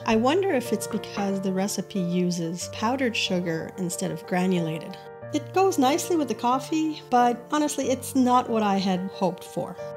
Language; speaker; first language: English; native; English